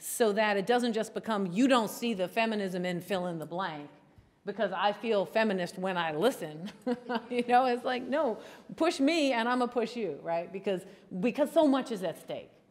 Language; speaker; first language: English; native; English